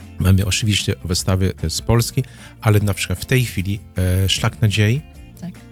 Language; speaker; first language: Polish; early bilingual, heritage; Polish